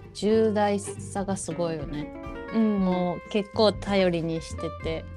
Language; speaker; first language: Japanese; native; Japanese